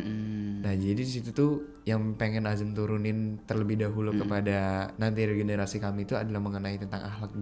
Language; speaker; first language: Indonesian; native; Indonesian